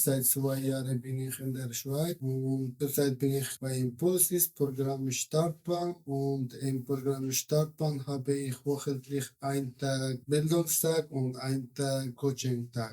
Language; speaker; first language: German; non-native, learner; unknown